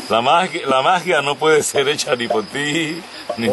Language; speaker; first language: Spanish; native; Spanish